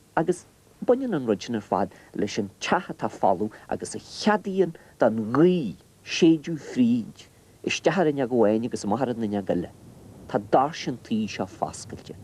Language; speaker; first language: Irish; native; Irish